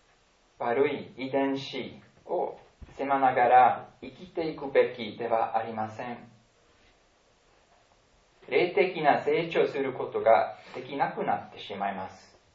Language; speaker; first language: Japanese; non-native, fluent; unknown